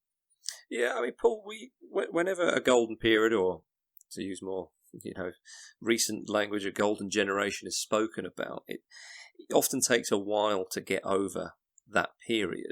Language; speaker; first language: English; native; English